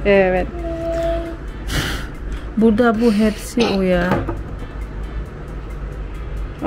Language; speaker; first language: Turkish; non-native, learner; Indonesian